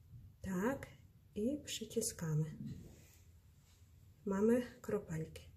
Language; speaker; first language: Polish; non-native, fluent; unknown